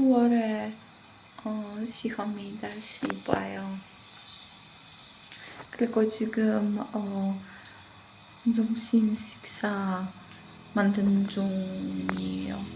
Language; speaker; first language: Korean; non-native, learner; Polish